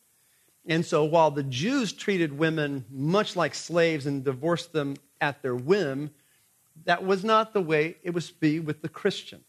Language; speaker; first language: English; native; English